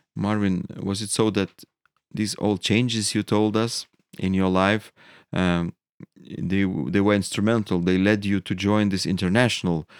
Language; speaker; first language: English; non-native, fluent; Lithuanian